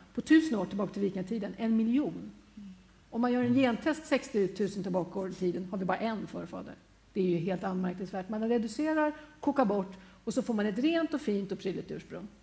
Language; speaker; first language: Swedish; native; Swedish